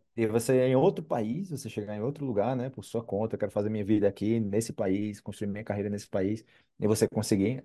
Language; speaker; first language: Portuguese; native; Portuguese